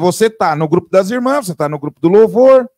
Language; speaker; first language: Portuguese; native; Portuguese